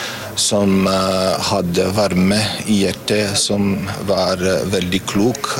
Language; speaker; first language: Norwegian; non-native, learner; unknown